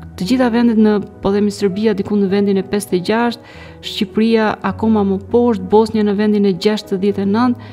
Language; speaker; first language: Albanian; native; Albanian